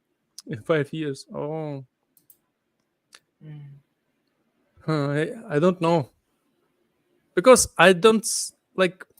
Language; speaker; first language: English; non-native, fluent; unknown